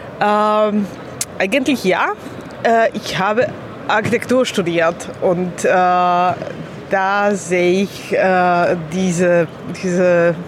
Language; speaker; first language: German; non-native, learner; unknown